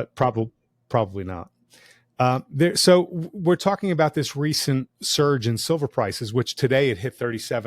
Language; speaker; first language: English; native; English